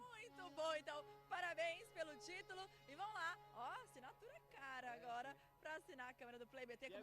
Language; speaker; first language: Portuguese; native; Portuguese